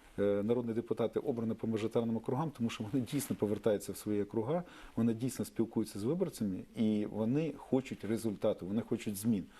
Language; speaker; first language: Ukrainian; native; Ukrainian